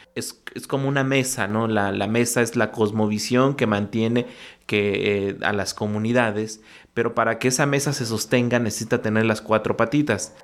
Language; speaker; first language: Spanish; non-native, local second language; Mixtepec Mixtec